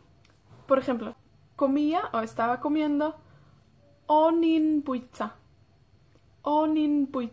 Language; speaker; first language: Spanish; non-native, fluent; Welsh